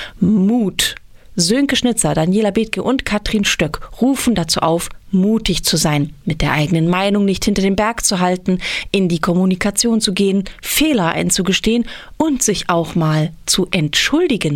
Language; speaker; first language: German; native; German